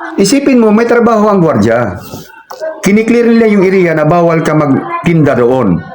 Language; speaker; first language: Filipino; non-native, local second language; Cebuano